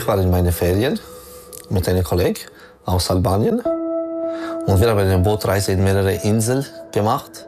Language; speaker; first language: German; non-native, learner; French